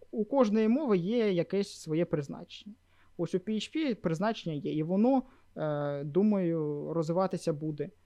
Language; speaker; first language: Ukrainian; native; Ukrainian